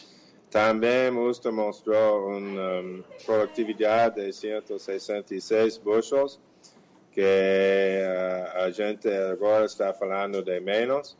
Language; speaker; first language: Portuguese; non-native, fluent; English